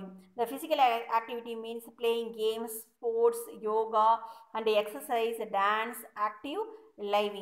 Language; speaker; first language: English; non-native, local second language; Tamil